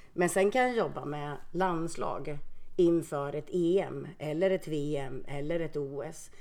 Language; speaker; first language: Swedish; early bilingual, other home language; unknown